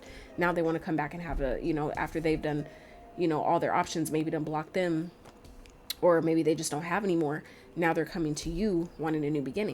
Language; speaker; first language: English; native; English